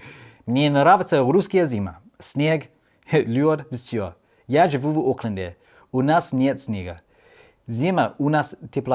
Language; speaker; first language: Russian; non-native, learner; English